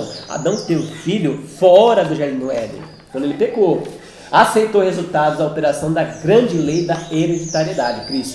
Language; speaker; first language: Portuguese; native; Portuguese